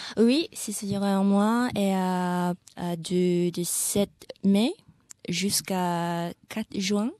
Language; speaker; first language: French; non-native, learner; Indonesian